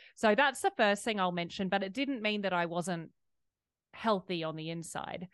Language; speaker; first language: English; native; English